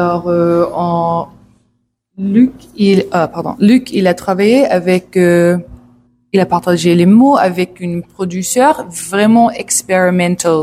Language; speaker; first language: French; non-native, learner; English